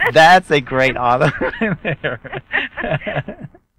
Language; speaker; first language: English; native; English